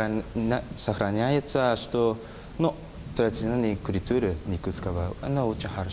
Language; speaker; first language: Russian; non-native, learner; Japanese